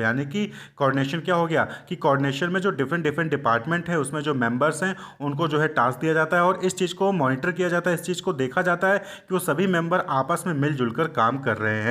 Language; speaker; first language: Hindi; native; Hindi